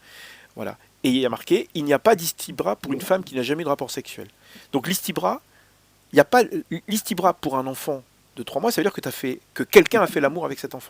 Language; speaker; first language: French; native; French